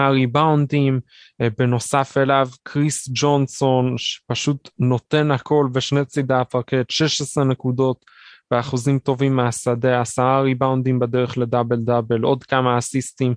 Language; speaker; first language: Hebrew; native; Hebrew